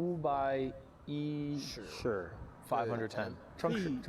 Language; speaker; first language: Chinese; non-native, learner; English